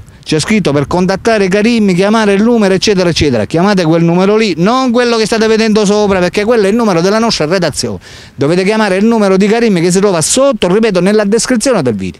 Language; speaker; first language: Italian; native; Italian